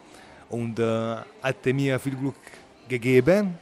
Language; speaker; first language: German; non-native, learner; Italian